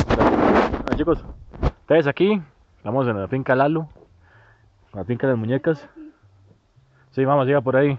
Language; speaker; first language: Spanish; native; Spanish